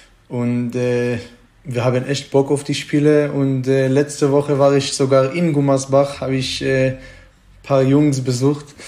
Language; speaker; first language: German; non-native, fluent; Hebrew